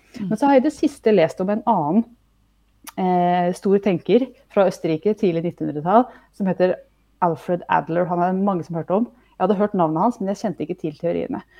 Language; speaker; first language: Norwegian; native; Norwegian